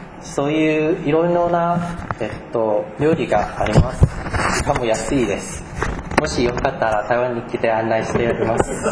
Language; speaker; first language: Japanese; non-native, fluent; Chinese